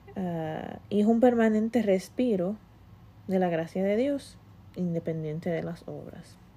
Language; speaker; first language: Spanish; early bilingual, heritage; Spanish